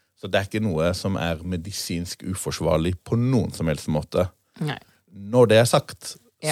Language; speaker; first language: Norwegian; non-native, fluent; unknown